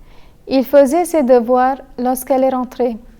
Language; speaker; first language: French; non-native, fluent; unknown